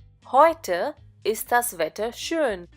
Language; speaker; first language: German; non-native, fluent; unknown